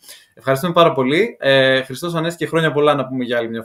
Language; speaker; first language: Greek; native; Greek